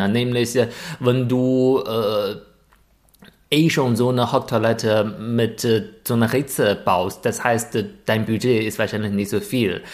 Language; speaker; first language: German; non-native, fluent; Chinese